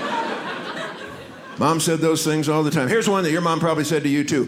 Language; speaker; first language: English; native; English